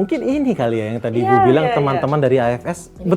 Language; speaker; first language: Indonesian; native; Indonesian